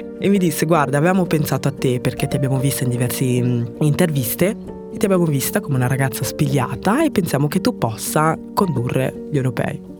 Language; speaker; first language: Italian; early bilingual, other home language; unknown